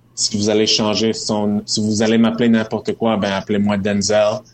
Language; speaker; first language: French; native; French